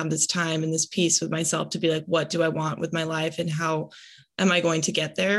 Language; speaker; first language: English; native; English